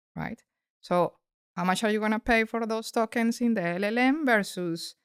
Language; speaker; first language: English; non-native, fluent; Spanish